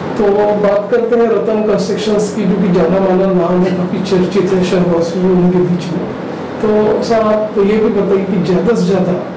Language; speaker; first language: Hindi; non-native, local second language; Marathi